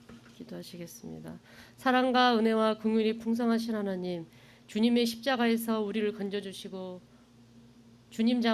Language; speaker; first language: Korean; native; Korean